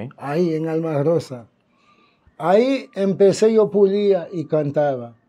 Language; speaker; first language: Spanish; non-native, fluent; Haitian Creole